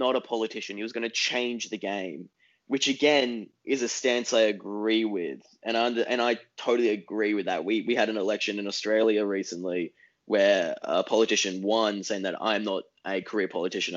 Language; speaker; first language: English; native; English